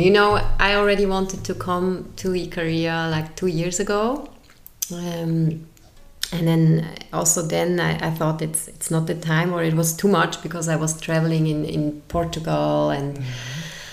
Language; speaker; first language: English; non-native, fluent; German